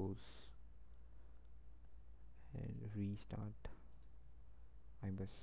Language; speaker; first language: English; non-native, local second language; Marathi